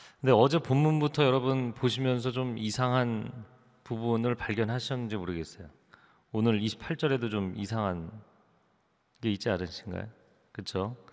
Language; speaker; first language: Korean; native; Korean